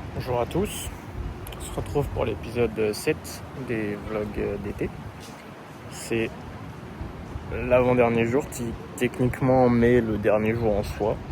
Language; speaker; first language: French; native; French